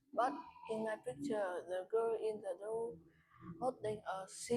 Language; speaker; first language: English; non-native, learner; Vietnamese